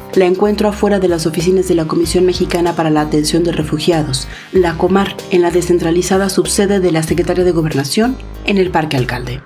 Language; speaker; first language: Spanish; native; Spanish